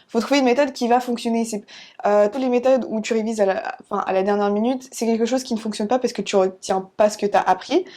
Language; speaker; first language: French; early bilingual, other home language; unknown